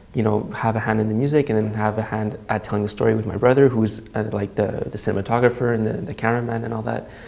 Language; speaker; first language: English; native; English